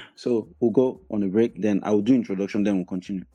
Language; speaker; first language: English; non-native, local second language; Igbo